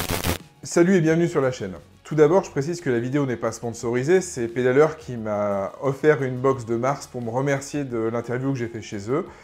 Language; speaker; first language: French; native; French